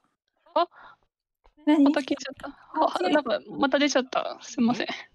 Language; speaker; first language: Japanese; native; Japanese